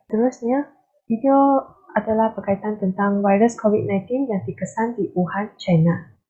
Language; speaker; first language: Malay; non-native, local second language; Chinese